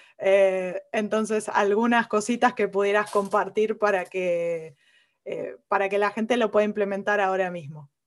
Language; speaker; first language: Spanish; native; Spanish